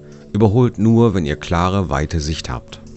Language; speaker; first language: German; native; German